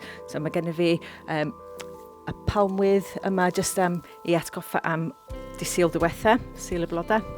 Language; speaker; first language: Welsh; non-native, local second language; English